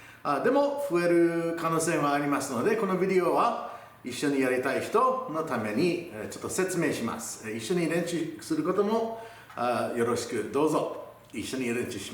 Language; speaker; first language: Japanese; non-native, fluent; English